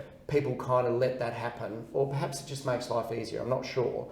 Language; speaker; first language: English; native; English